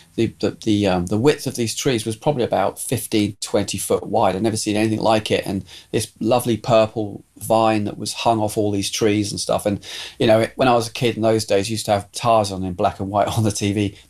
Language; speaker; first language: English; native; English